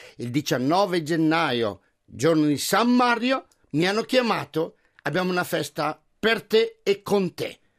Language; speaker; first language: Italian; native; Italian